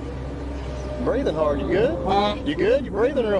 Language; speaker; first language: English; native; English